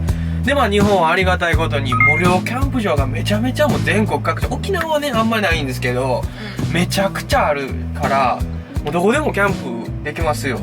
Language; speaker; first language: Japanese; native; Japanese